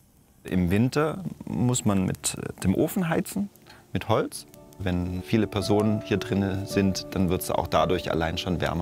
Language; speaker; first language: German; native; German